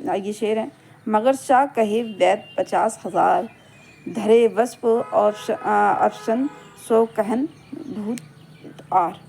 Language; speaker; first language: Urdu; native; Urdu